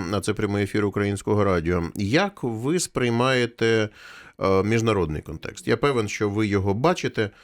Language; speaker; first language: Ukrainian; native; Ukrainian